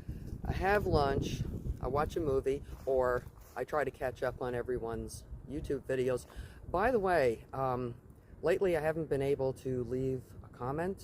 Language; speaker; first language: English; native; English